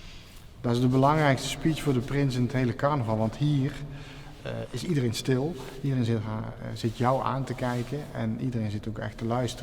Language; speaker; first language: Dutch; native; Dutch